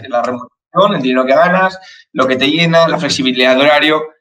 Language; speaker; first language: Spanish; native; Spanish